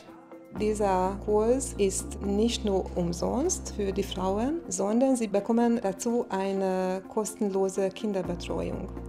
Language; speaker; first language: German; non-native, fluent; Hungarian